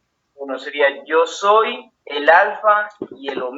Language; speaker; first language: Spanish; native; Spanish